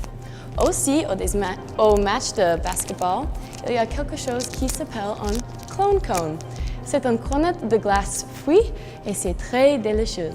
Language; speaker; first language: French; non-native, learner; English